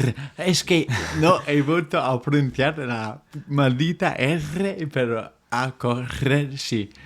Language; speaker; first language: Spanish; non-native, fluent; English